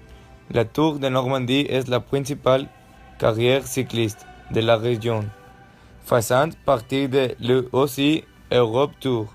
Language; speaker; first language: French; non-native, learner; Spanish